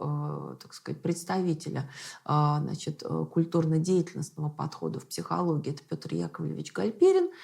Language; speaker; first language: Russian; native; Russian